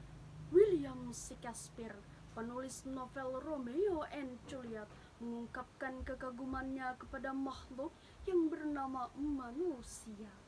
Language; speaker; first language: Indonesian; native; Indonesian